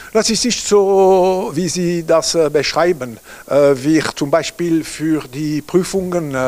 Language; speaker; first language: German; non-native, local second language; French